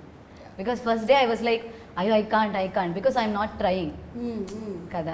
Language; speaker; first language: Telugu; non-native, learner; Malayalam